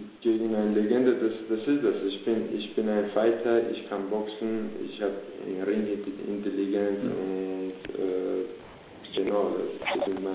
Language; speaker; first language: German; early bilingual, other home language; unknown